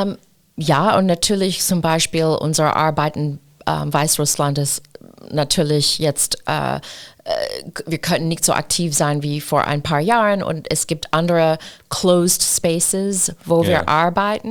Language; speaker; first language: German; non-native, fluent; English